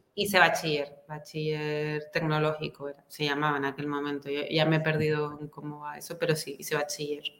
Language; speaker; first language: Spanish; native; Spanish